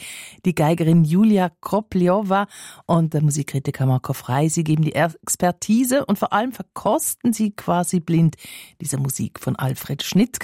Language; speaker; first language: German; native; German